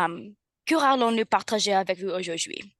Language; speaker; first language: French; non-native, learner; English